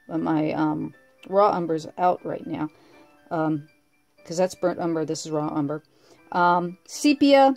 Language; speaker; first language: English; native; English